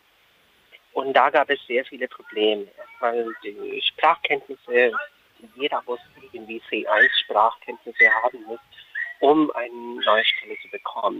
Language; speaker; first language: German; non-native, fluent; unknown